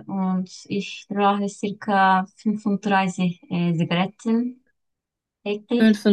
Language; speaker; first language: German; non-native, learner; Turkish